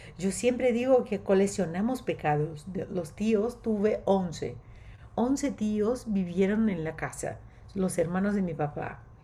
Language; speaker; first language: Spanish; non-native, fluent; Portuguese